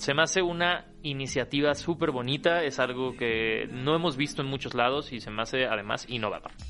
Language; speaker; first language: Spanish; native; Spanish